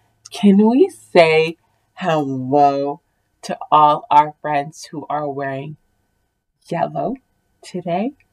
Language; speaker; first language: English; early bilingual, other home language; French